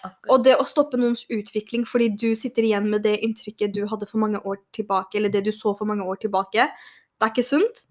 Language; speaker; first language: Norwegian; early bilingual, other home language; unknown